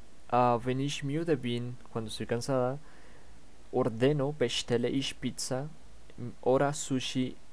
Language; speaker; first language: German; non-native, learner; Spanish